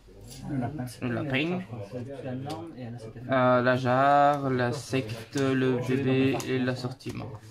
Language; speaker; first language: French; native; French